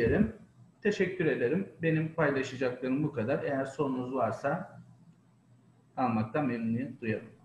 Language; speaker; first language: Turkish; native; Turkish